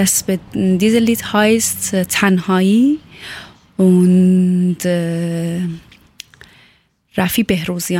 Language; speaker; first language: German; non-native, learner; Persian